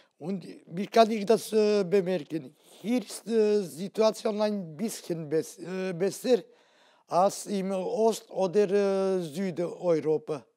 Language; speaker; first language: German; non-native, learner; Hungarian